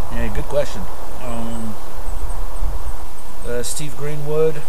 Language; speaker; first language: English; non-native, fluent; Portuguese